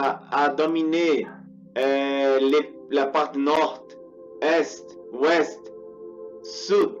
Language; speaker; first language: French; non-native, learner; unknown